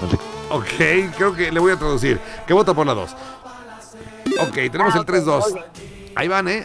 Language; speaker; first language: Spanish; native; Spanish